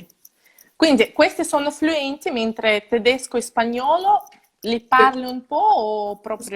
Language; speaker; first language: Italian; non-native, fluent; Russian